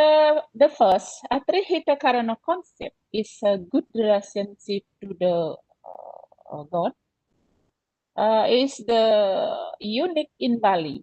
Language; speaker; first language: English; non-native, learner; Indonesian